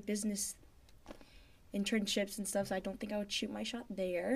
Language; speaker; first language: English; native; English